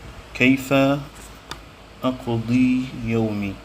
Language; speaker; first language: Arabic; non-native, fluent; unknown